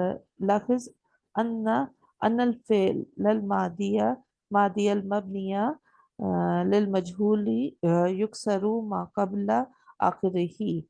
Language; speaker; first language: Arabic; non-native, learner; Urdu